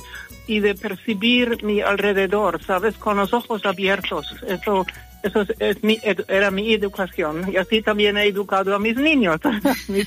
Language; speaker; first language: Spanish; non-native, fluent; German